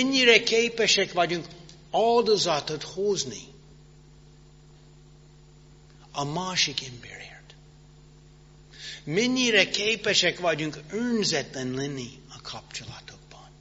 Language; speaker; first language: Hungarian; non-native, fluent; English